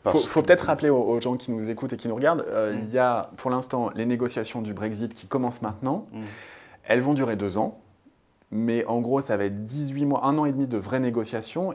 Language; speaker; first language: French; native; French